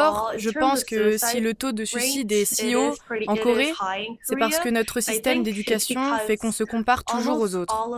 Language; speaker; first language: French; non-native, fluent; Korean